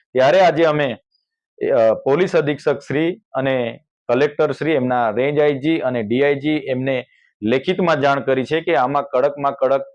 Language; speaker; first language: Gujarati; non-native, local second language; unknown